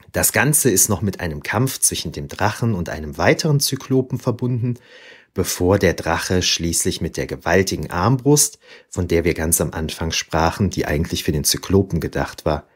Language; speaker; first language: German; native; German